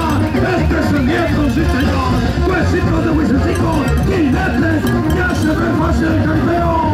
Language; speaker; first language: Spanish; native; Spanish